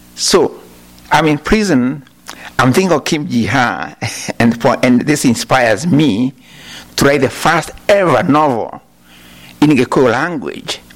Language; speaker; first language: English; non-native, local second language; Kikuyu